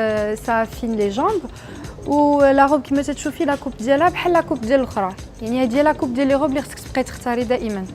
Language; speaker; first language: Arabic; native; Arabic